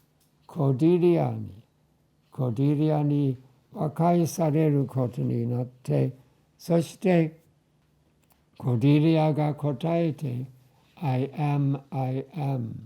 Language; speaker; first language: Japanese; non-native, fluent; English